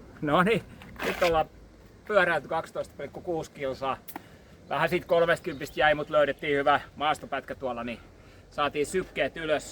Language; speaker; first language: Finnish; native; Finnish